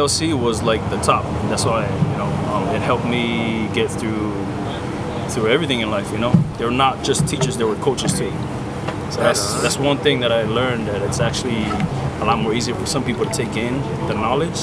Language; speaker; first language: English; non-native, fluent; Samoan